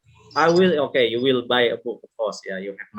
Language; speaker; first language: English; non-native, local second language; Indonesian